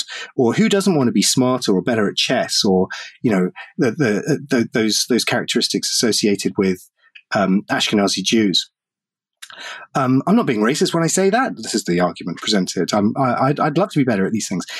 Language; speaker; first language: English; native; English